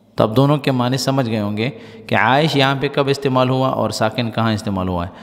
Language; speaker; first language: Urdu; non-native, local second language; Pashto